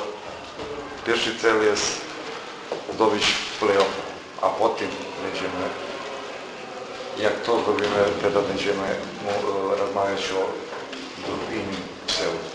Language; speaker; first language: Polish; non-native, learner; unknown